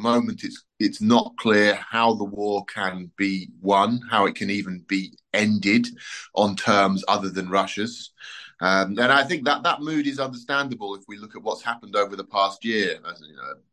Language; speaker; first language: English; native; English